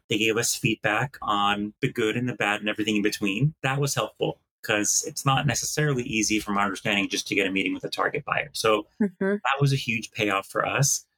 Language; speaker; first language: English; native; English